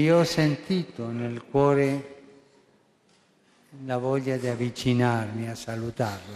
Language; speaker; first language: Italian; non-native, fluent; Spanish